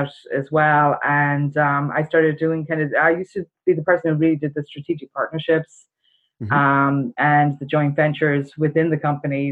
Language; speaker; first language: English; native; English